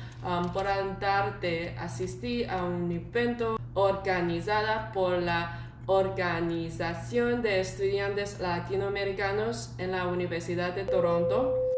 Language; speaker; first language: Spanish; non-native, learner; Chinese